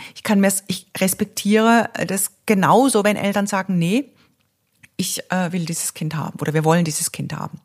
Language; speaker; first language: German; native; German